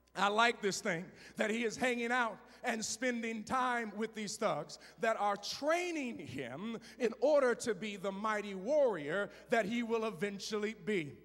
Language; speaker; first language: English; native; English